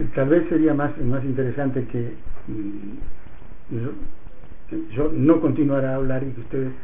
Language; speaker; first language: Spanish; native; Spanish